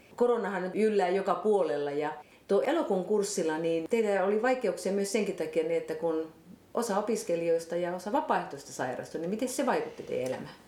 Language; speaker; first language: Finnish; native; Finnish